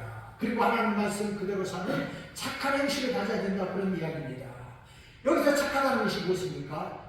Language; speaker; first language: Korean; native; Korean